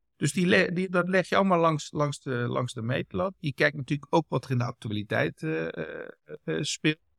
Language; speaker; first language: Dutch; early bilingual, other home language; Kurdish